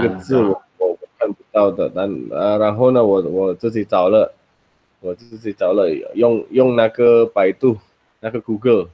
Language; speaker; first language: Chinese; non-native, learner; Indonesian